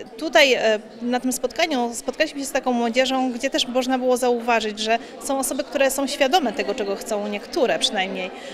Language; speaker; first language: Polish; native; Polish